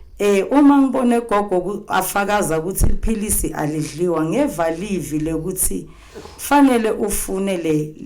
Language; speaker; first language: Zulu; non-native, local second language; Swati